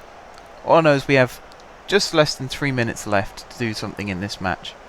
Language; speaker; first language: English; native; English